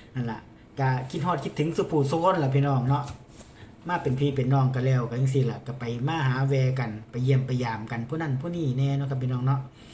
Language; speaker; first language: Thai; native; Thai